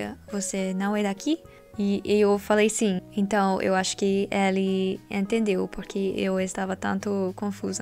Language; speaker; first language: Portuguese; non-native, learner; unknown